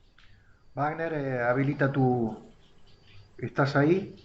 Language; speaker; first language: Spanish; native; Spanish